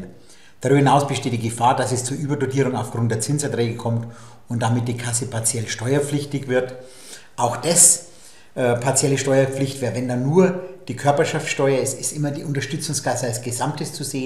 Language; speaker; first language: German; native; German